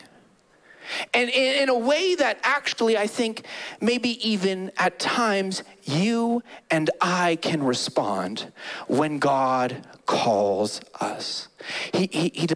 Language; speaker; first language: English; native; English